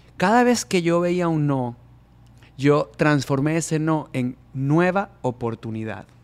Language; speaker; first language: Spanish; native; Spanish